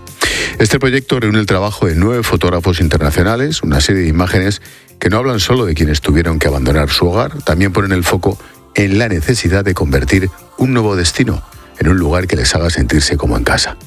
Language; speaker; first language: Spanish; native; Spanish